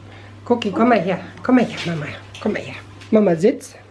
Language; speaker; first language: German; native; German